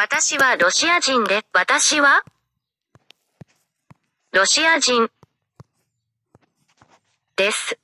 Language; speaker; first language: Japanese; non-native, learner; Thai